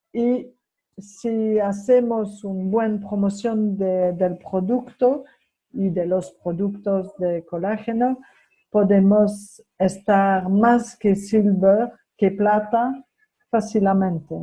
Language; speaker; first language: Spanish; non-native, fluent; French